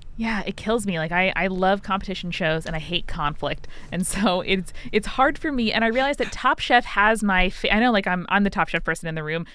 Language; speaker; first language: English; native; English